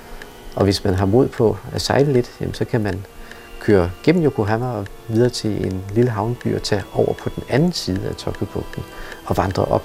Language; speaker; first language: Danish; native; Danish